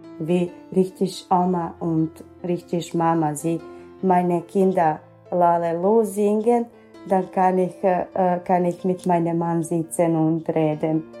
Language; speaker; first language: German; non-native, learner; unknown